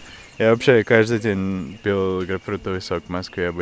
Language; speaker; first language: Russian; non-native, fluent; English